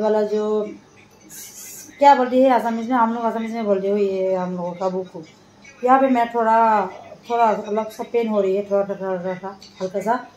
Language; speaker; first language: Hindi; non-native, local second language; Assamese